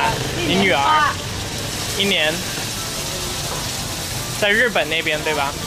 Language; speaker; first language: Chinese; non-native, fluent; English